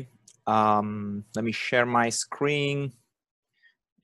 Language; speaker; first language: English; non-native, fluent; Italian